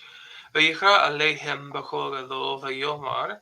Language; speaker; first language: Hebrew; non-native, fluent; English